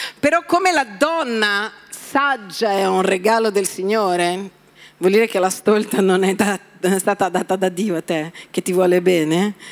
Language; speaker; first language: Italian; non-native, fluent; Portuguese